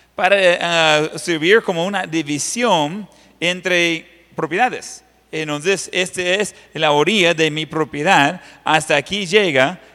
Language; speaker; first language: Spanish; non-native, fluent; English